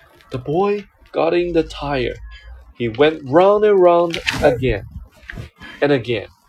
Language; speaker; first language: English; non-native, fluent; Chinese